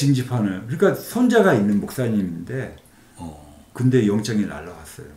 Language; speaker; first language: Korean; native; Korean